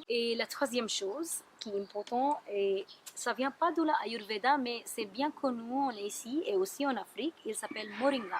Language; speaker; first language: French; non-native, learner; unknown